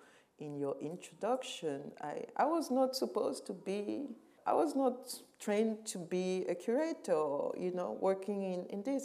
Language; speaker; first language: English; non-native, local second language; French